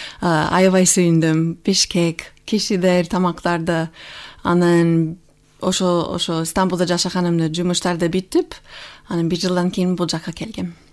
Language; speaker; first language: Kyrgyz; non-native, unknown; English